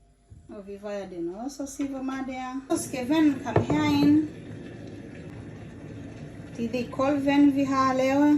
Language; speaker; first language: Danish; non-native, fluent; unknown